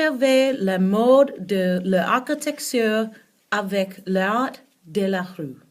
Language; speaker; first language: French; non-native, learner; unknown